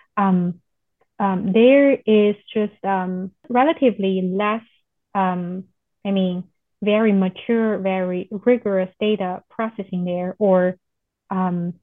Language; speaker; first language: English; non-native, fluent; Chinese